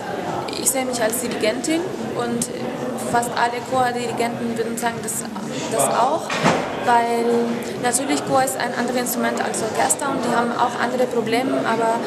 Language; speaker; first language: German; non-native, fluent; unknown